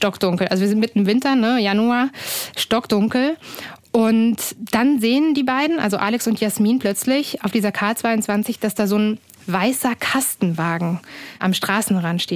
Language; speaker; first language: German; native; German